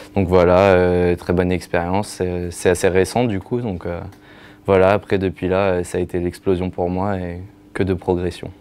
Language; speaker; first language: French; native; French